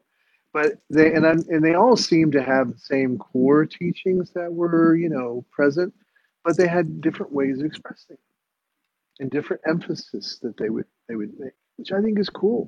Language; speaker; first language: English; native; English